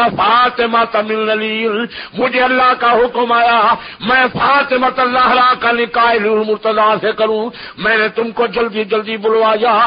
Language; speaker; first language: Urdu; non-native, local second language; Saraiki